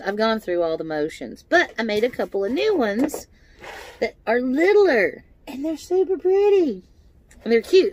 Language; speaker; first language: English; native; English